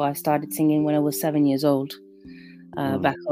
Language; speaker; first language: English; non-native, fluent; Italian